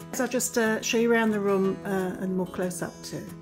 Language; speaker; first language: English; native; English